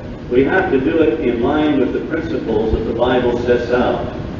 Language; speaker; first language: English; native; English